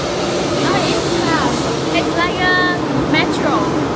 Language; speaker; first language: English; non-native, fluent; Chinese